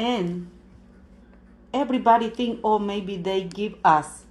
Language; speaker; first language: English; non-native, learner; Spanish